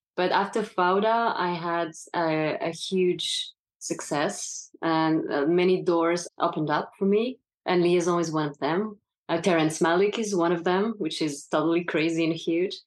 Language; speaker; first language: English; non-native, fluent; French